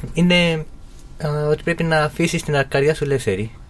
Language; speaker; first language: Greek; early bilingual, other home language; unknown